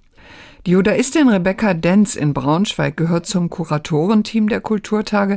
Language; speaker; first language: German; native; German